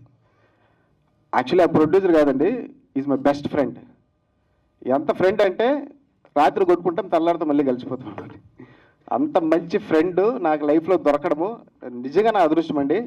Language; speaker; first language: Telugu; native; Telugu